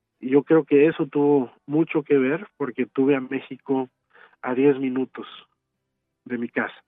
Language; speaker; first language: Spanish; early bilingual, heritage; Spanish